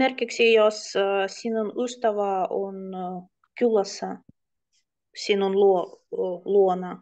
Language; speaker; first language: Finnish; non-native, learner; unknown